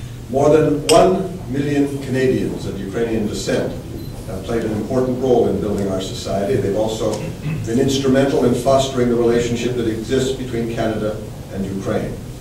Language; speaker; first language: English; native; English